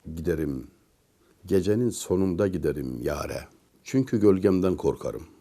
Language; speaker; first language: Turkish; native; Turkish